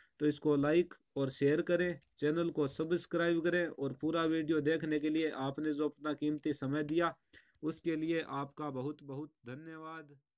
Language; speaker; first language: Hindi; native; Hindi